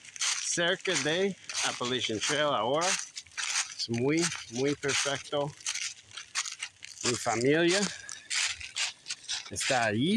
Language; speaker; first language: Spanish; non-native, learner; English